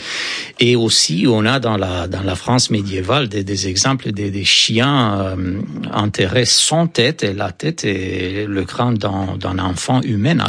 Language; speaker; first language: French; non-native, fluent; Romanian